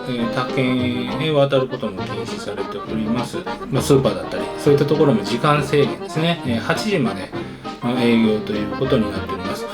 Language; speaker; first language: Japanese; native; Japanese